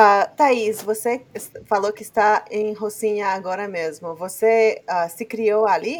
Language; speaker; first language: Portuguese; non-native, fluent; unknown